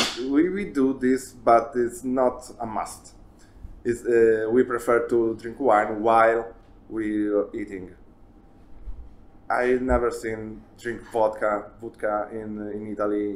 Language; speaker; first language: English; non-native, learner; Italian